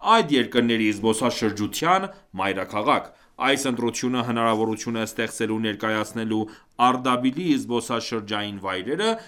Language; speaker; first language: Armenian; early bilingual, heritage; Armenian